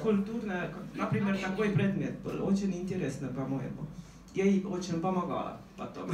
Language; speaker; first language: Russian; non-native, fluent; Estonian